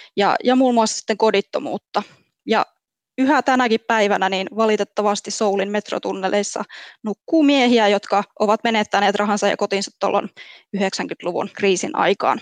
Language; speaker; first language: Finnish; native; Finnish